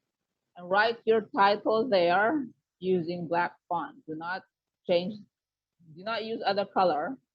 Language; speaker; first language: English; non-native, fluent; Indonesian